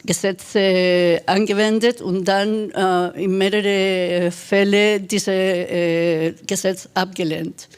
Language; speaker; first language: German; non-native, fluent; Spanish